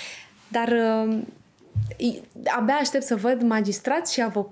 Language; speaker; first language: Romanian; native; Romanian